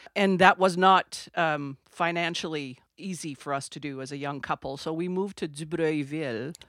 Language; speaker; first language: English; non-native, fluent; French